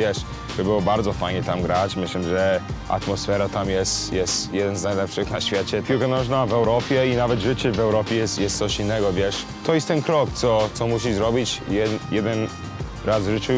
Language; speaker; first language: Polish; early bilingual, heritage; English